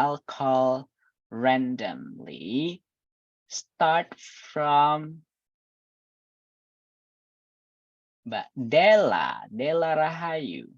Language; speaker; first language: English; non-native, fluent; Indonesian